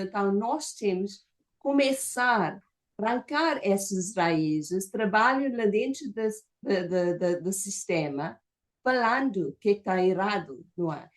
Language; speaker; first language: Portuguese; non-native, fluent; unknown